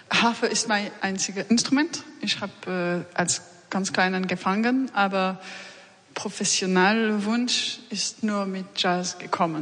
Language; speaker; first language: German; non-native, learner; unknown